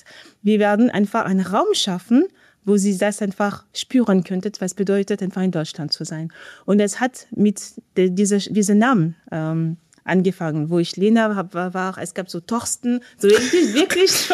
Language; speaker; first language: German; non-native, fluent; French